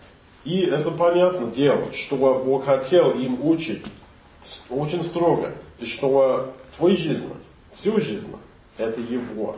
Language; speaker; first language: Russian; non-native, fluent; English